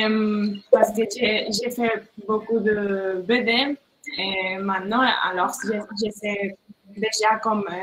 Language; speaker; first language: French; non-native, learner; Spanish